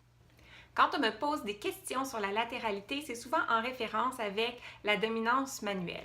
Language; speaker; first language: French; native; French